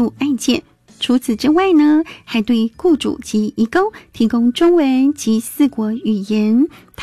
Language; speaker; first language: Chinese; native; Chinese